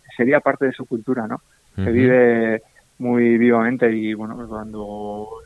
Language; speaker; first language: Spanish; native; Spanish